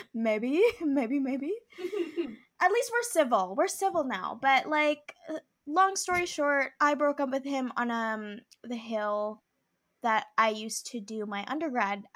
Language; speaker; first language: English; native; English